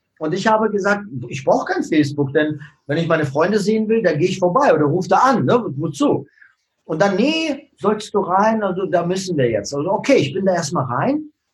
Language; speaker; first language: German; early bilingual, other home language; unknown